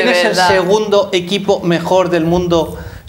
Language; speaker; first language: Spanish; native; Spanish